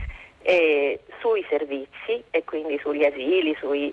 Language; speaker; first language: Italian; native; Italian